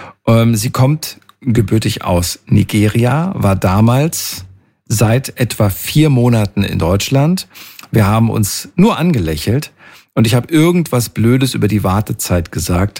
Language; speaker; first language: German; native; German